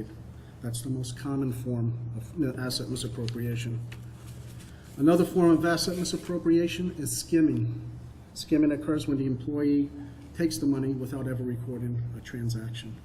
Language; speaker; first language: English; native; English